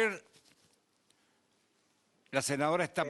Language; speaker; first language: Spanish; native; Spanish